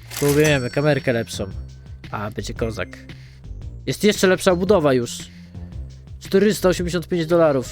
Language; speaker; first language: Polish; native; Polish